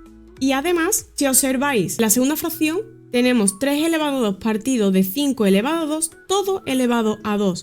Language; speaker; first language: Spanish; native; Spanish